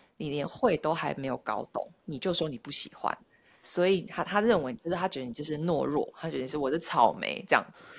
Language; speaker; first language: Chinese; native; Chinese